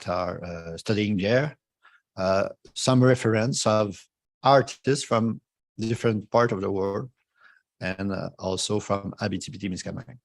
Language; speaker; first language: English; non-native, fluent; French